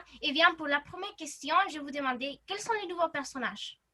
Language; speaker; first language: French; non-native, learner; Spanish